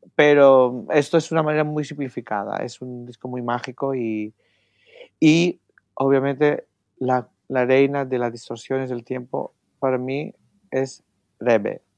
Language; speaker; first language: Spanish; non-native, fluent; Greek